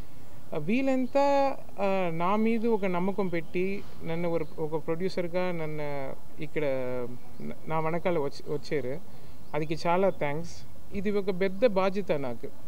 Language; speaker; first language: Telugu; non-native, learner; Tamil